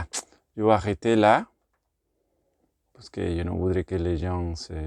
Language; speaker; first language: French; non-native, learner; Spanish